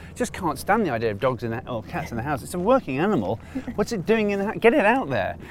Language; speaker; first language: English; native; English